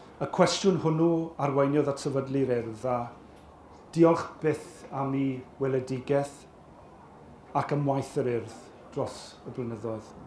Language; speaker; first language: Welsh; native; Welsh